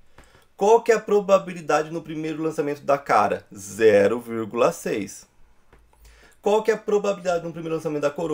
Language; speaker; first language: Portuguese; native; Portuguese